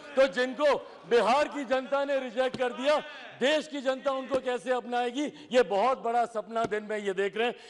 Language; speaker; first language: Hindi; native; Hindi